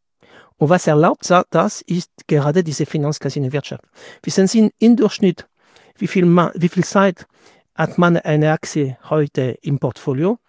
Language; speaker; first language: German; non-native, fluent; French